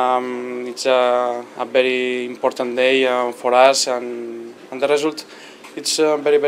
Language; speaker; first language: English; non-native, learner; Spanish